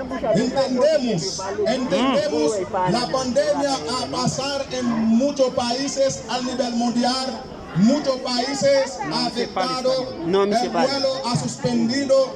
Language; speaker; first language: Spanish; non-native, fluent; Haitian Creole